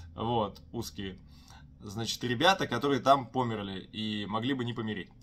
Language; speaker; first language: Russian; native; Russian